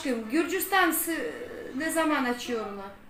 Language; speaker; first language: Turkish; non-native, learner; Russian